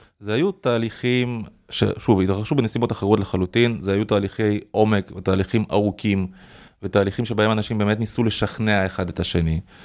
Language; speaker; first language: Hebrew; early bilingual, other home language; Russian